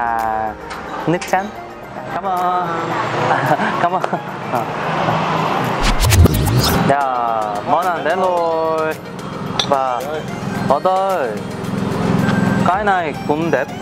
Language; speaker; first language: Vietnamese; non-native, learner; Korean